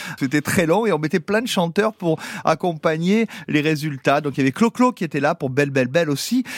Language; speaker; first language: French; native; French